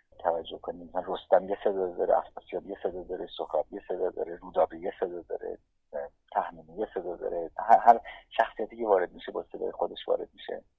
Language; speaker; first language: Persian; native; Persian